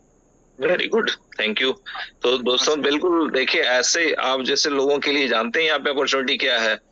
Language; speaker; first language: Hindi; native; Hindi